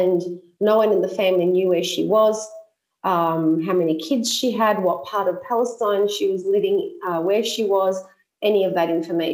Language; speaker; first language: English; native; English